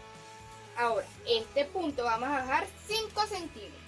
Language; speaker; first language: Spanish; native; Spanish